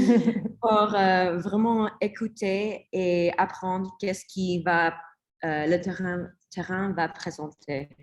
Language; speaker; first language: French; non-native, learner; English